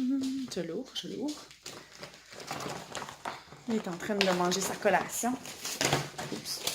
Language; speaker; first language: French; native; French